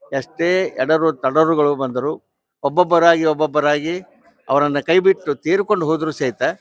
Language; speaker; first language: Kannada; non-native, local second language; Marathi